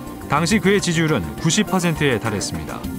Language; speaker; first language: Korean; native; Korean